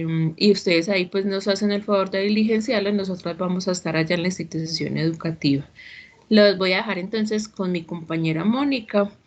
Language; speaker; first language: Spanish; native; Spanish